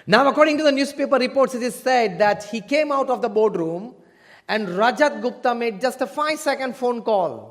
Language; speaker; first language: English; non-native, local second language; Gujarati